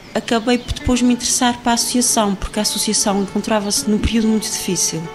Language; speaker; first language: Portuguese; native; Portuguese